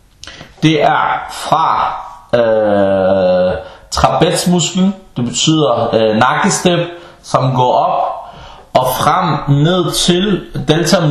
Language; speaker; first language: Danish; early bilingual, other home language; Arabic